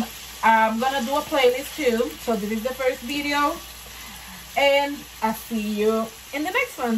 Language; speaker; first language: English; non-native, fluent; Spanish